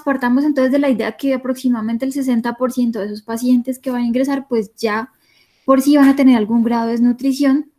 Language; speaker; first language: Spanish; native; Spanish